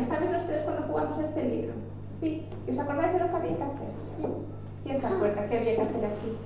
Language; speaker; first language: Spanish; native; Spanish